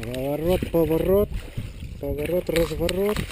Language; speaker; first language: Russian; non-native, fluent; Lithuanian